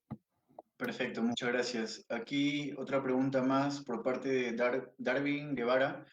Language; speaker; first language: Spanish; native; Spanish